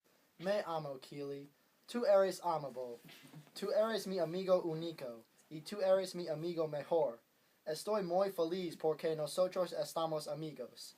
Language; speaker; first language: Spanish; non-native, learner; English